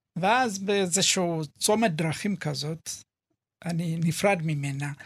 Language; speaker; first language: Hebrew; early bilingual, other home language; Amharic